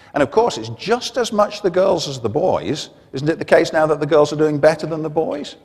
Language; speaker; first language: English; native; English